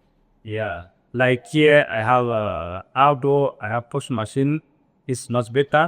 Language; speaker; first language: English; non-native, learner; French